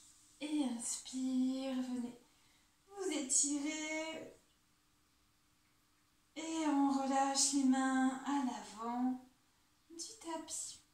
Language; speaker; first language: French; native; French